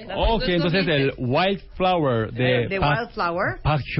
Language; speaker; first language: Spanish; native; Spanish